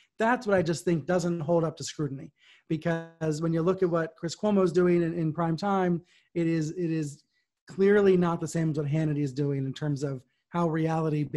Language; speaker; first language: English; native; English